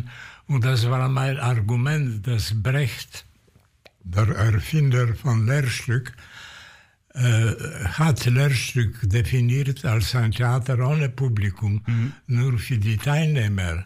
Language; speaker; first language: German; non-native, fluent; Polish